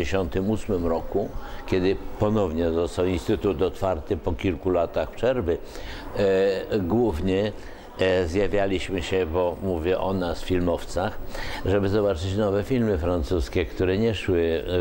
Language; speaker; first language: Polish; native; Polish